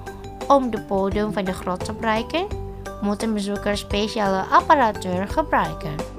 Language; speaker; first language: Dutch; non-native, fluent; Indonesian